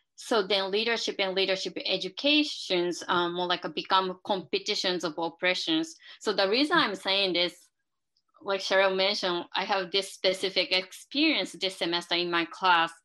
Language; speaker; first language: English; non-native, fluent; Japanese